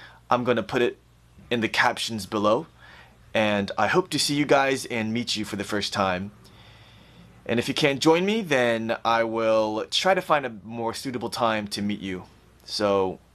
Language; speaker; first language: English; early bilingual, other home language; Chinese